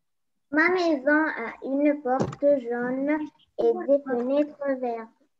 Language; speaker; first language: French; non-native, learner; Arabic